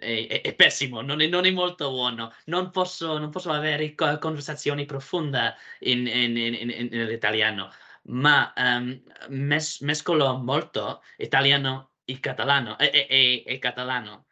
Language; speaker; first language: Italian; non-native, learner; English